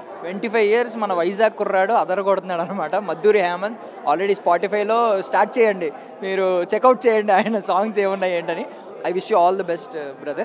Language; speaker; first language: Telugu; native; Telugu